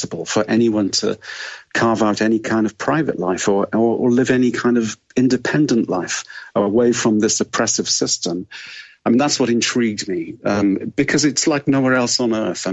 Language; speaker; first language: English; native; English